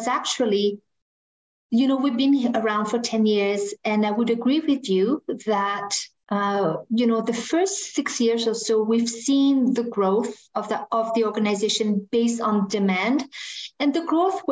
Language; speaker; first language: English; non-native, fluent; French